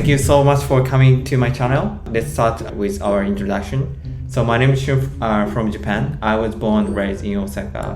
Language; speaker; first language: English; non-native, learner; Japanese